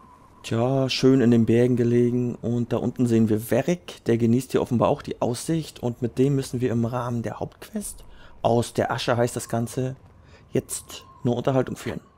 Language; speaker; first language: German; native; German